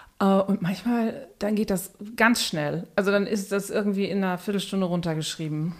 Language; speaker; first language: German; native; German